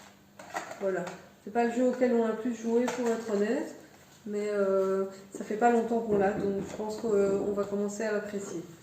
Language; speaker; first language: French; native; French